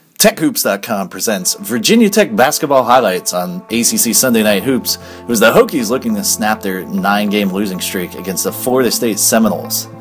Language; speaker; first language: English; native; English